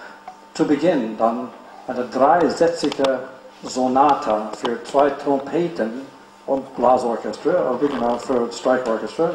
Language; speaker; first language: German; non-native, learner; English